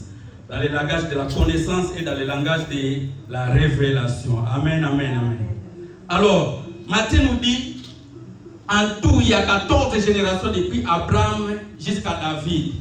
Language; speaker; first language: French; non-native, local second language; Lingala